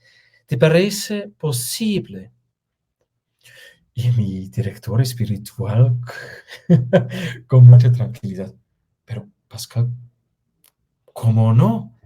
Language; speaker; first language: Spanish; non-native, fluent; German